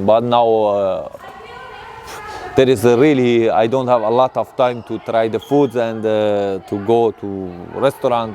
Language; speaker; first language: English; non-native, learner; Persian